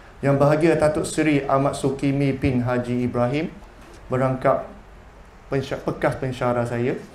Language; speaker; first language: Malay; non-native, local second language; Chinese